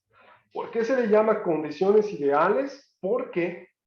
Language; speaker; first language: Spanish; native; Spanish